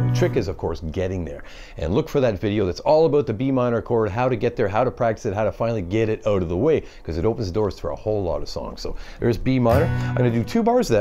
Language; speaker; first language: English; native; English